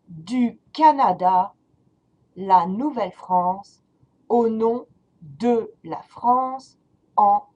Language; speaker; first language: French; non-native, fluent; English